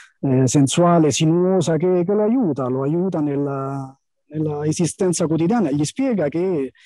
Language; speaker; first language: Italian; native; Italian